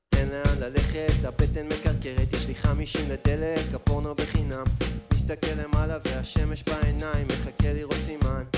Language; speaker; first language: Hebrew; native; Hebrew